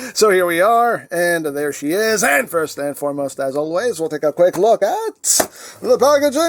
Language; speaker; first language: English; native; English